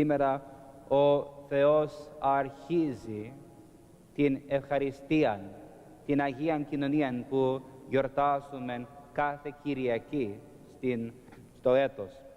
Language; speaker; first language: Greek; non-native, learner; English